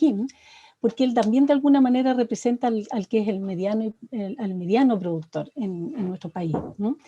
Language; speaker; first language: Spanish; native; Spanish